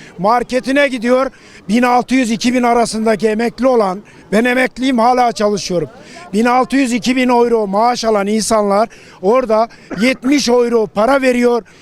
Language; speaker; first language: Turkish; native; Turkish